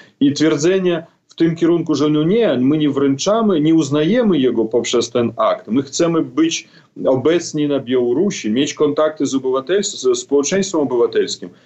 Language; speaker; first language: Polish; non-native, fluent; Belarusian